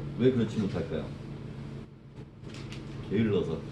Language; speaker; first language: Korean; native; Korean